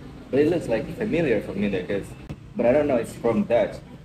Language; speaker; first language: English; non-native, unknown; Indonesian